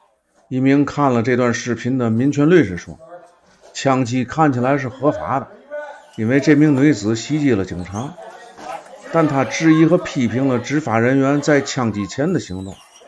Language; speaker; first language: Chinese; native; Chinese